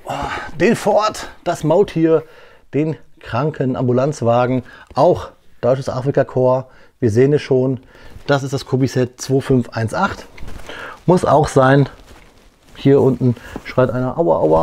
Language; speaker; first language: German; native; German